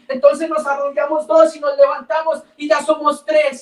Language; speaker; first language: Spanish; native; Spanish